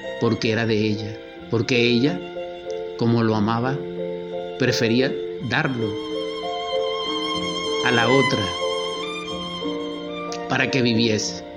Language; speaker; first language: Spanish; native; Spanish